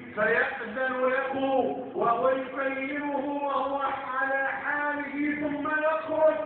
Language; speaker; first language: Arabic; native; Arabic